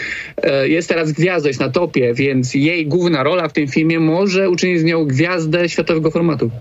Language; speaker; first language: Polish; native; Polish